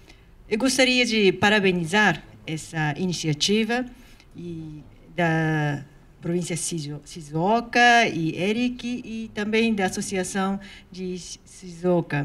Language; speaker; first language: Portuguese; non-native, fluent; Japanese